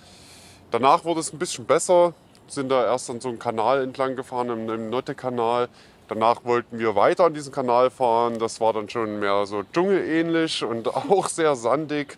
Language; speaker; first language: German; native; German